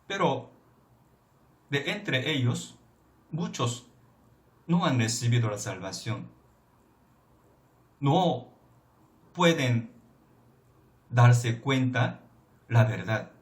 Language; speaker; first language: Spanish; non-native, fluent; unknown